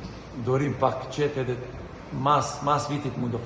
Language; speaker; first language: Albanian; non-native, learner; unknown